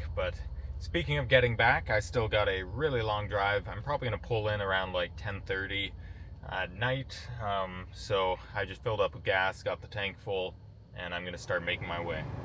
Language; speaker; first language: English; native; English